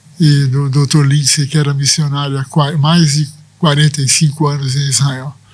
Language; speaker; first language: Portuguese; native; Portuguese